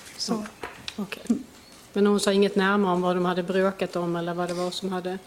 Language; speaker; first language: Swedish; native; Swedish